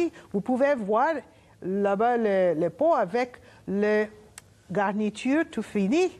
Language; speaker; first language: French; non-native, learner; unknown